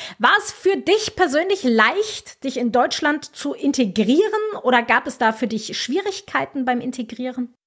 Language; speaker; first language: German; native; German